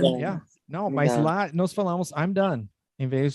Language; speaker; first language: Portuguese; non-native, fluent; English